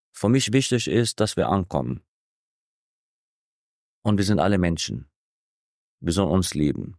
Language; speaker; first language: German; non-native, fluent; Arabic